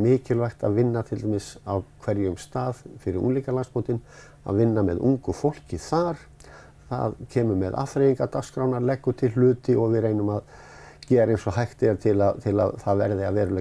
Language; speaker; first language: Icelandic; native; Icelandic